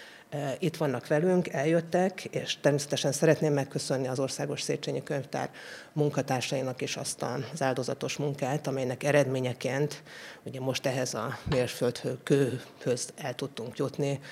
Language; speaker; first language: Hungarian; native; Hungarian